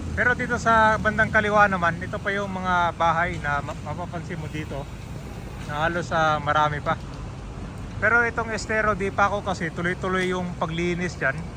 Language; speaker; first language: Filipino; native; Filipino